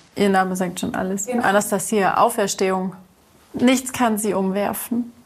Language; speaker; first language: German; early bilingual, other home language; Greek